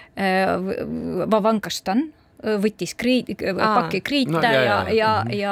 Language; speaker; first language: Estonian; non-native, local second language; Russian